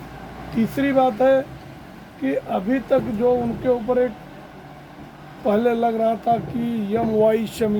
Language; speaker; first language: Hindi; native; Hindi